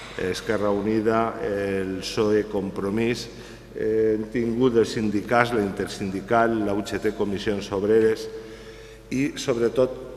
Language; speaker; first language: Catalan; non-native, local second language; Spanish